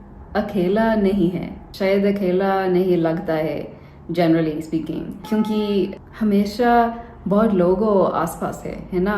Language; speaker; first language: Hindi; non-native, learner; English